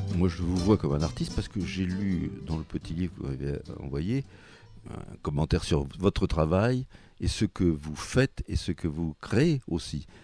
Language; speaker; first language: French; native; French